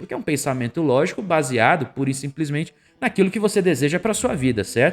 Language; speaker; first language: Portuguese; native; Portuguese